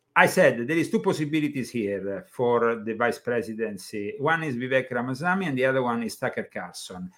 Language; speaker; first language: English; non-native, fluent; Italian